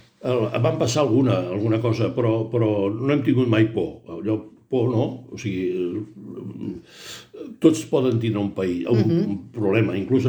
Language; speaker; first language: Catalan; native; Catalan